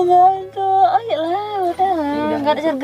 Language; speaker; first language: Indonesian; native; Indonesian